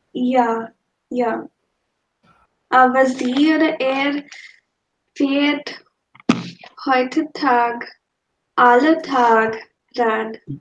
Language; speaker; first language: German; non-native, fluent; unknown